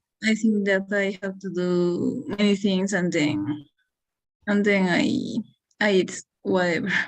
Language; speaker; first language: English; non-native, learner; Spanish